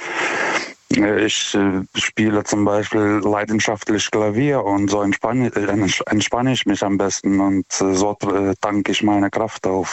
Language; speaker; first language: German; non-native, fluent; Lithuanian